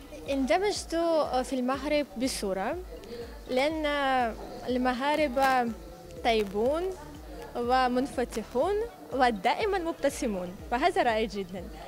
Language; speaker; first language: Arabic; non-native, fluent; Ukrainian